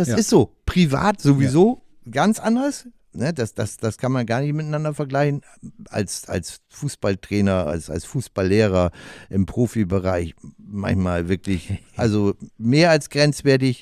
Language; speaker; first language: German; native; German